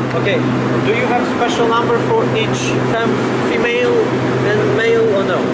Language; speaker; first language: English; non-native, learner; Ukrainian